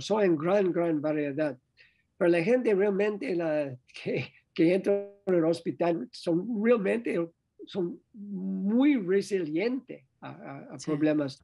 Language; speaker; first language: Spanish; non-native, learner; English